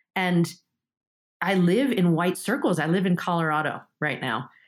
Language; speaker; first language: English; early bilingual, other home language; Japanese